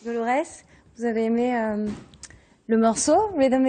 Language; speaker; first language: French; native; French